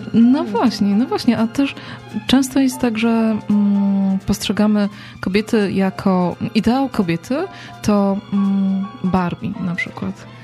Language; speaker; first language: Polish; native; Polish